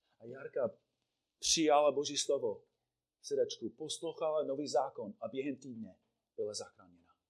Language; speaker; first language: Czech; non-native, fluent; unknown